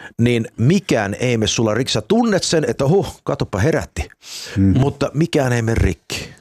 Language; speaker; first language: Finnish; early bilingual, heritage; Finnish